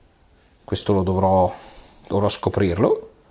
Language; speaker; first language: Italian; native; Italian